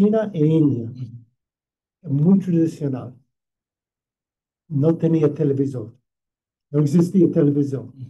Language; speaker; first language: Spanish; non-native, fluent; English